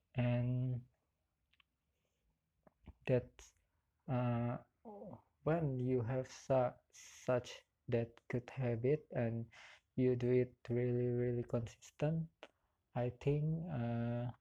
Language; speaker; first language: English; non-native, learner; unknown